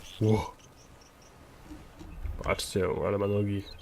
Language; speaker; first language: Polish; native; Polish